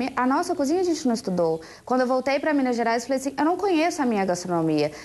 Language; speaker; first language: Portuguese; native; Portuguese